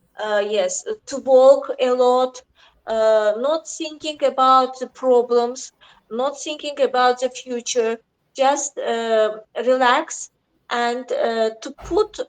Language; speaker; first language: English; non-native, learner; Azerbaijani